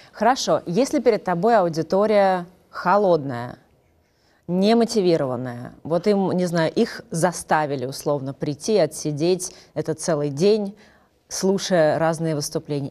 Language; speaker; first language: Russian; native; Russian